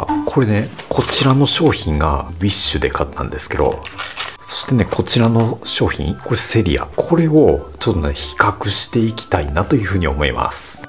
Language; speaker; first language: Japanese; native; Japanese